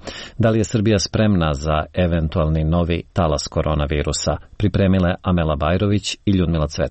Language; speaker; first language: Croatian; native; Croatian